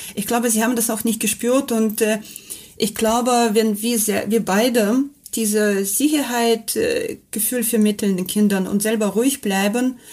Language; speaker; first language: German; non-native, fluent; Russian